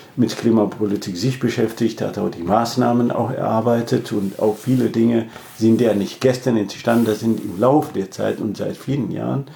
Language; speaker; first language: German; non-native, fluent; Amharic